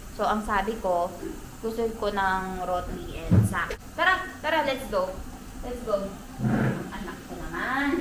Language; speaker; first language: Filipino; native; Filipino